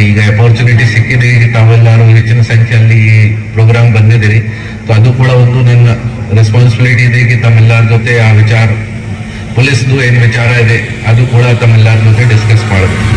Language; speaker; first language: Kannada; non-native, local second language; Hindi